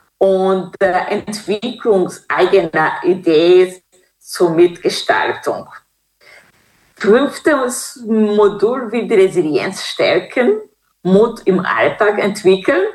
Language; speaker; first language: German; non-native, fluent; Kinyarwanda